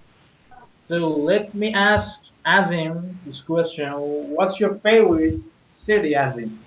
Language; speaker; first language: English; non-native, learner; Persian